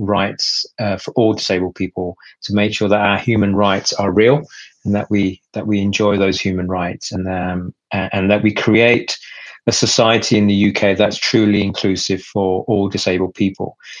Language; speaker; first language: English; native; English